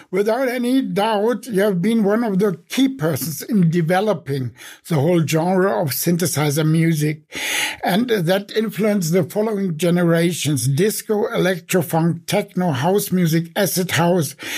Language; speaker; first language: English; non-native, fluent; German